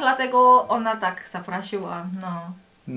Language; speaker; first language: Polish; non-native, learner; Korean